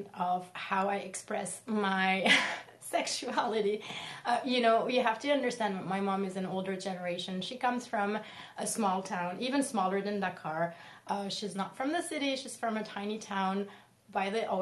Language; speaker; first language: English; non-native, fluent; French